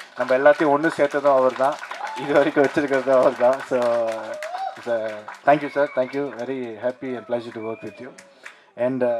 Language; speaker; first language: Tamil; early bilingual, heritage; Tamil